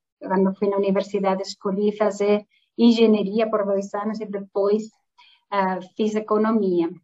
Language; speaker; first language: Portuguese; non-native, fluent; Spanish